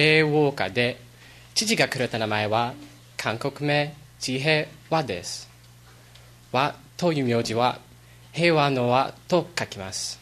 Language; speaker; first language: Japanese; non-native, learner; English